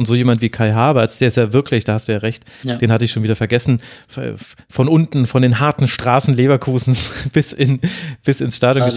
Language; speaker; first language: German; native; German